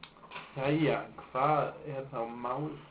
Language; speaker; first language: Icelandic; non-native, learner; English